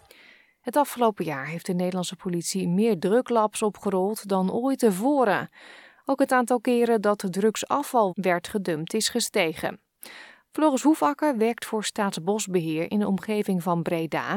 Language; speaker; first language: Dutch; native; Dutch